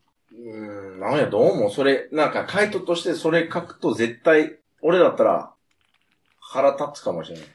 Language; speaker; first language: Japanese; non-native, fluent; English